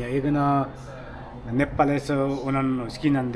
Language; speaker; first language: Korean; non-native, learner; Nepali